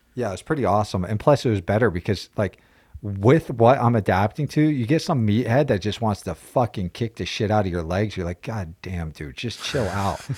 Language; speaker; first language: English; native; English